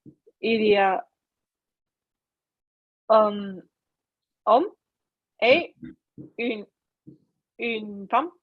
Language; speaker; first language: French; non-native, learner; Chinese